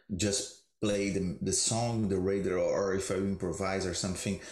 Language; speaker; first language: English; non-native, learner; Portuguese